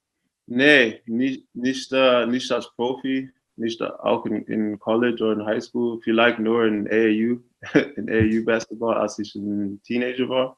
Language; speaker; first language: German; non-native, fluent; English